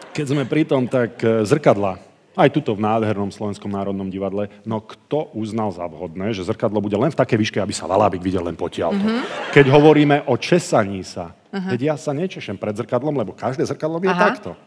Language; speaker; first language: Slovak; native; Slovak